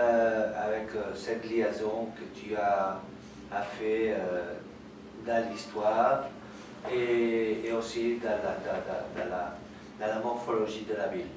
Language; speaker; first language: French; non-native, fluent; Spanish